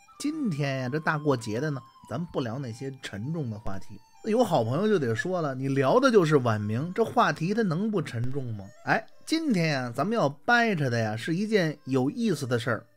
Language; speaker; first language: Chinese; native; Chinese